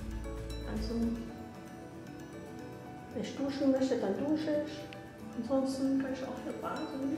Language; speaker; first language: German; non-native, fluent; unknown